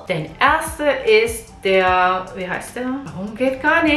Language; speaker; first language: German; non-native, learner; Portuguese